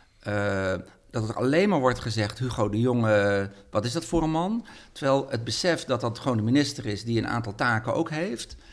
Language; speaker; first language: Dutch; native; Dutch